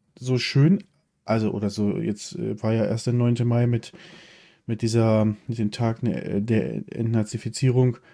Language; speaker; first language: German; early bilingual, other home language; Polish